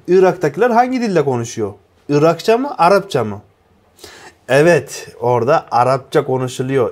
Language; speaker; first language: Turkish; non-native, fluent; Uzbek